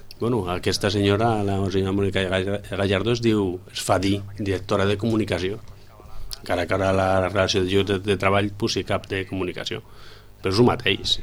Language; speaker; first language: Catalan; non-native, local second language; Spanish